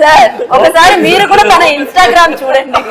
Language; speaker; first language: Telugu; native; Telugu